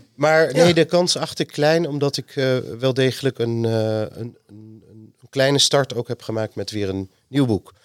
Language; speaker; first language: Dutch; native; Dutch